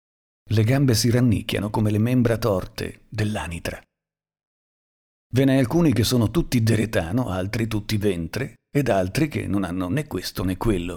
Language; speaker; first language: Italian; native; Italian